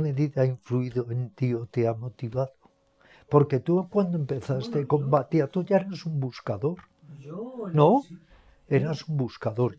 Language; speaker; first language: Spanish; native; Spanish